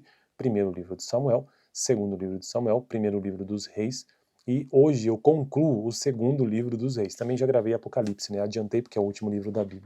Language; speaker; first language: Portuguese; native; Portuguese